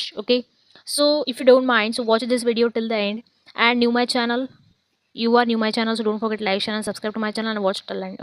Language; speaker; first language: English; non-native, learner; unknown